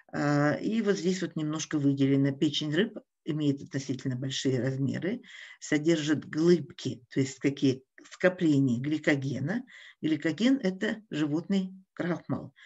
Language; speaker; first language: Russian; native; Russian